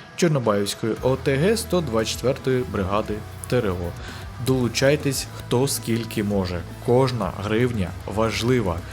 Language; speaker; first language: Ukrainian; early bilingual, other home language; Russian